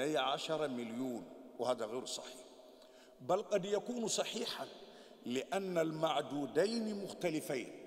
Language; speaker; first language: Arabic; non-native, fluent; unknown